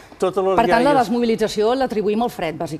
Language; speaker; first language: Catalan; native; Catalan